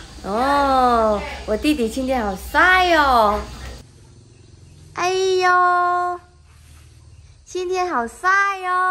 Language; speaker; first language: Chinese; non-native, fluent; Vietnamese